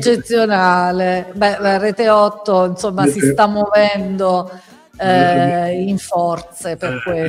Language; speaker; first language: Italian; native; Italian